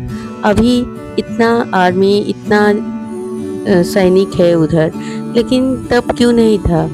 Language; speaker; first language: Hindi; non-native, local second language; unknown